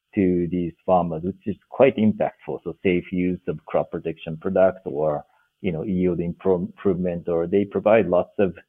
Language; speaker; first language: English; non-native, fluent; Japanese